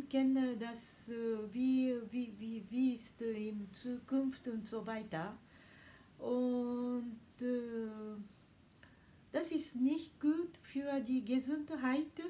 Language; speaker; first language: German; non-native, learner; Japanese